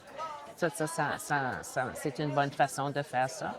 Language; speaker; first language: French; native; French